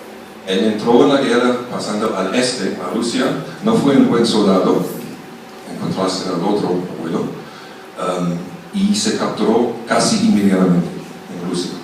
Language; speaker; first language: Spanish; non-native, fluent; German